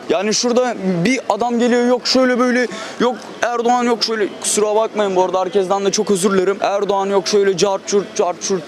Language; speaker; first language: Turkish; native; Turkish